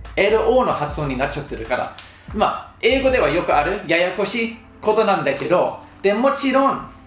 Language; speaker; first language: Japanese; non-native, fluent; English